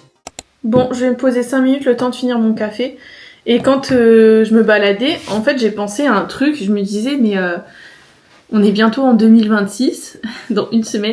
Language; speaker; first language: French; native; French